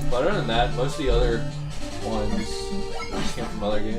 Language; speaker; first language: English; native; English